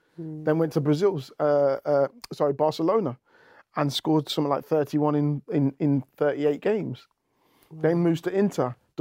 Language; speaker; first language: English; native; English